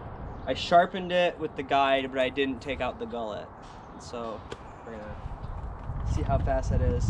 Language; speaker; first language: English; native; English